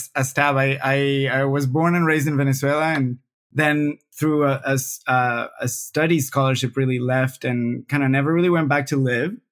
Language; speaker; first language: English; non-native, fluent; Spanish